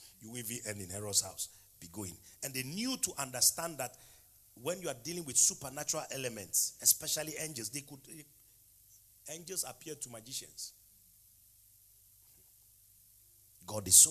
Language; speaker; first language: English; non-native, local second language; Akan